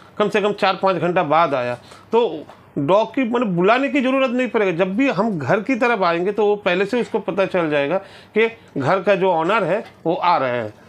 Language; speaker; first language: Hindi; non-native, local second language; Bangla